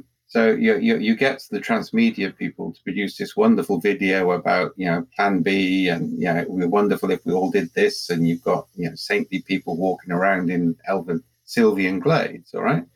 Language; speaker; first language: English; native; English